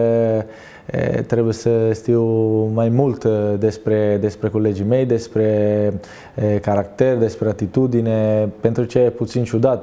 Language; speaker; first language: Romanian; non-native, learner; Italian